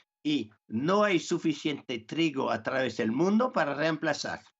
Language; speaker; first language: Spanish; non-native, fluent; French